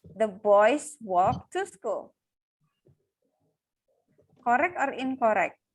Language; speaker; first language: English; non-native, local second language; Indonesian